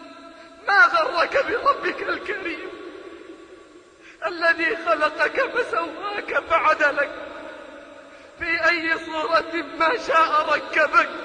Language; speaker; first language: Arabic; native; Arabic